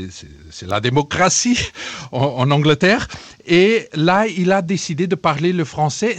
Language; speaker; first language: French; non-native, fluent; Portuguese